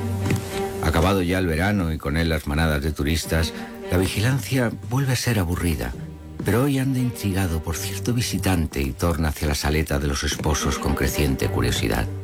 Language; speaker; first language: Spanish; native; Spanish